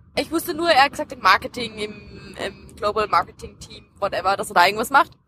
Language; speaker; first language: German; early bilingual, other home language; Dutch